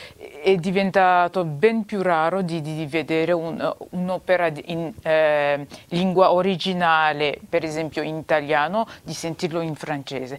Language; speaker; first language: Italian; non-native, fluent; Armenian